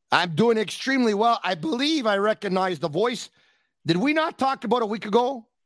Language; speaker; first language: English; native; English